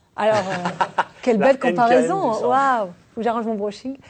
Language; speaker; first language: French; native; French